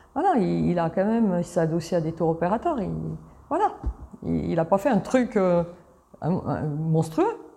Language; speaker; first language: French; early bilingual, other home language; Italian